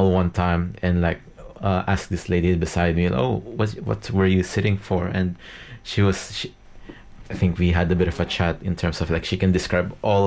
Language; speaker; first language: English; non-native, local second language; Filipino